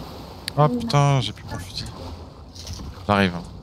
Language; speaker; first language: French; native; French